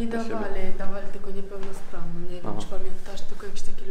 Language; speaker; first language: Polish; non-native, learner; Uzbek